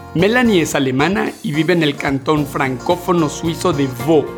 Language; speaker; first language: Spanish; native; Spanish